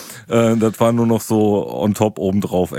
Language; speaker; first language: German; native; German